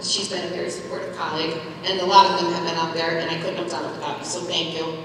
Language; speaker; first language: English; native; English